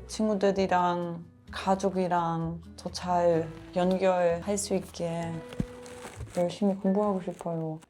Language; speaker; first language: Korean; non-native, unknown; German